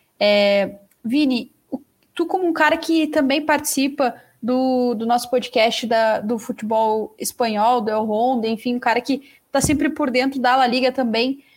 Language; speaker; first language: Portuguese; native; Portuguese